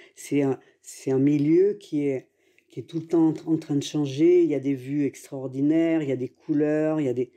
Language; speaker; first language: French; native; French